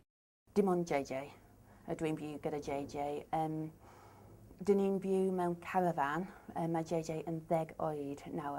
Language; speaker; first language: Welsh; non-native, learner; English